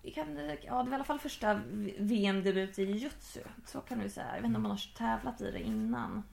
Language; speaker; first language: Swedish; native; Swedish